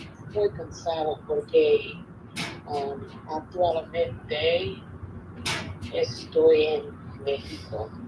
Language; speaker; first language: Spanish; non-native, learner; English